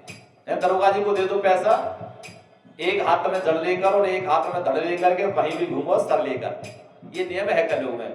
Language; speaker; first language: Hindi; native; Hindi